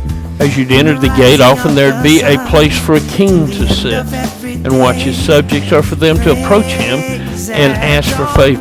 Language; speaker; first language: English; native; English